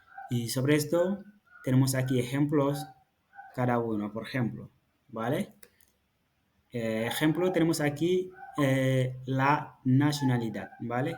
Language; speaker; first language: Spanish; non-native, fluent; Fula